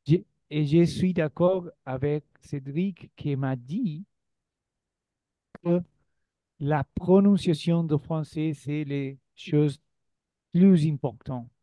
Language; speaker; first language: French; non-native, learner; Spanish